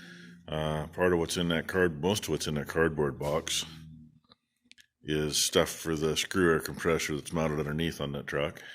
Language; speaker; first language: English; native; English